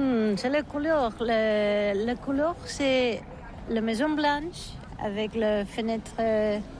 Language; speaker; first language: French; non-native, learner; Catalan